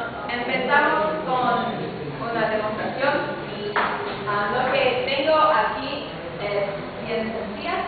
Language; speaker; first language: Spanish; non-native, fluent; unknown